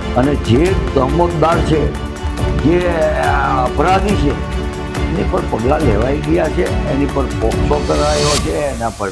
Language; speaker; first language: Gujarati; native; Gujarati